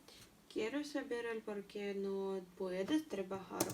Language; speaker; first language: Spanish; non-native, learner; Russian